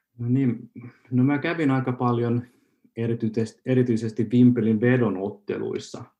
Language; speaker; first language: Finnish; non-native, local second language; Swedish